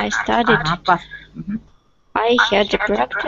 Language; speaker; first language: English; non-native, learner; Russian